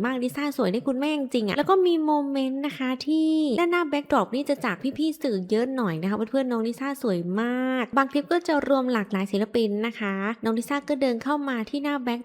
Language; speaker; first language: Thai; native; Thai